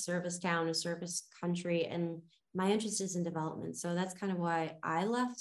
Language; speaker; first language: English; native; English